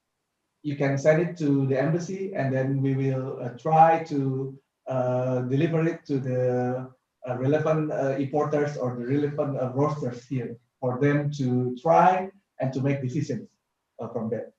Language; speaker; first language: English; non-native, fluent; Indonesian